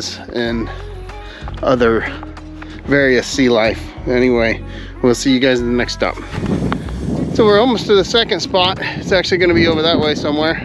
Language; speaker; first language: English; native; English